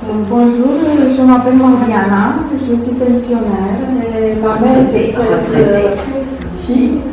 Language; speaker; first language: French; non-native, learner; Romanian